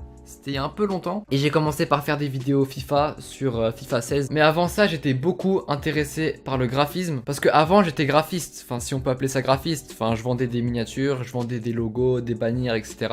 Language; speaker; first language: French; native; French